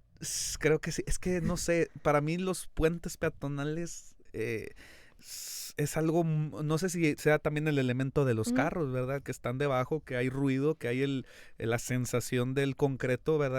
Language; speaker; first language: Spanish; native; Spanish